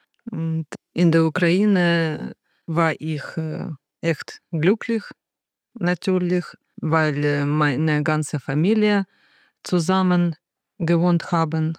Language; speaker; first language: German; non-native, learner; Ukrainian